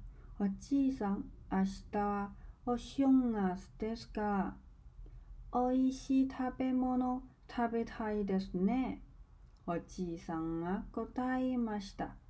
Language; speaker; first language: Japanese; non-native, learner; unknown